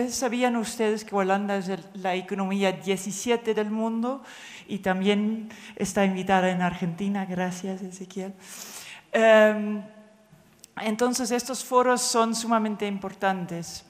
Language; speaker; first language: Spanish; non-native, fluent; Dutch